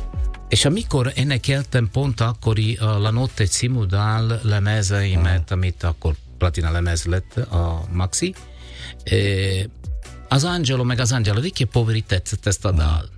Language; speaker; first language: Hungarian; non-native, fluent; Italian